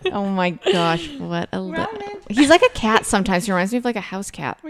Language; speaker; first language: English; native; English